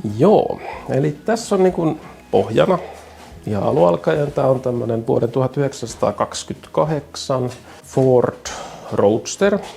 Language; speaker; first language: Finnish; native; Finnish